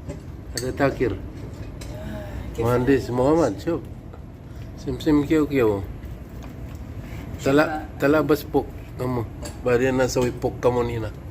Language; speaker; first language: Arabic; non-native, learner; Filipino